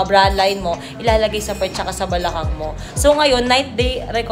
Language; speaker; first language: Filipino; native; Filipino